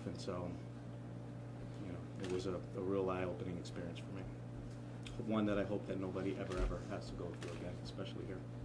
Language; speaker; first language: English; early bilingual, other home language; Spanish